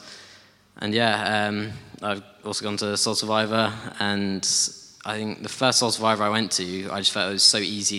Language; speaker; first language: English; native; English